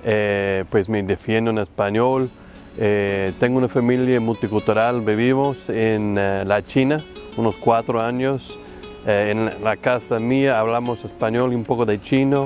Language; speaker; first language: Spanish; non-native, fluent; English